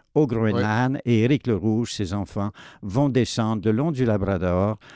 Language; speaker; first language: French; native; French